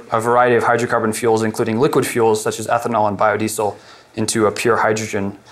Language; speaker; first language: English; native; English